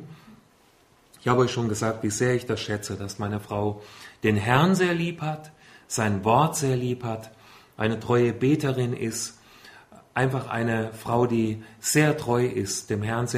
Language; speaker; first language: German; native; German